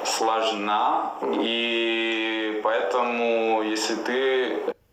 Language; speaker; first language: Russian; non-native, fluent; Italian